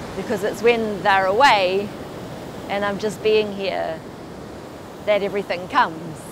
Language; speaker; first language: English; native; English